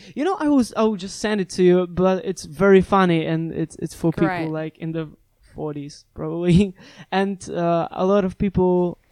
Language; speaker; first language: English; non-native, fluent; Polish